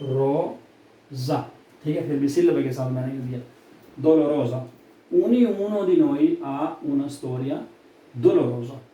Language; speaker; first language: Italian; non-native, fluent; Urdu